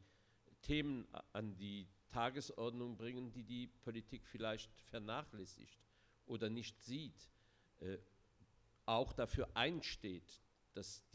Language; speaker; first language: German; non-native, local second language; Luxembourgish